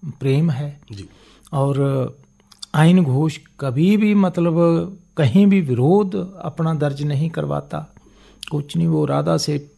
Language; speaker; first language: Hindi; non-native, local second language; Punjabi